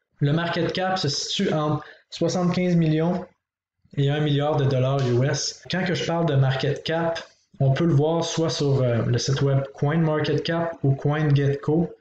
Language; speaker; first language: French; native; French